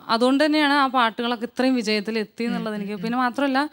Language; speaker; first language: Malayalam; native; Malayalam